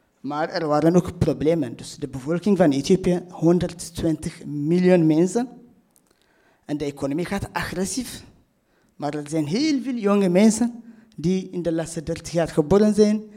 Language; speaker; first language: Dutch; non-native, fluent; Tigrinya